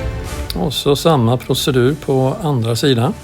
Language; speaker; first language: Swedish; native; Swedish